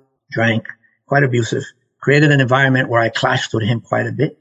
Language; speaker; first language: English; native; English